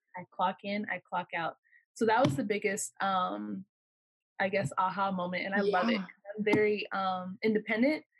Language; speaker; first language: English; native; English